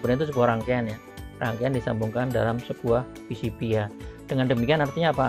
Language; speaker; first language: Indonesian; native; Indonesian